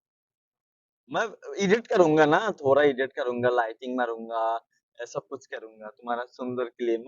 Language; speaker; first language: Hindi; non-native, learner; Bangla